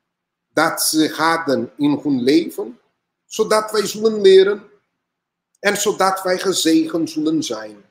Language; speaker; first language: Dutch; non-native, learner; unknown